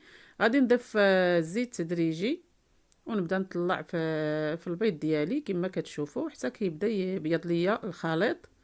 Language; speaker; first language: Arabic; native; Arabic